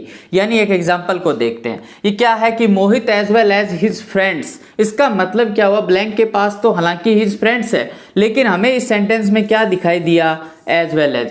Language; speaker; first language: Hindi; native; Hindi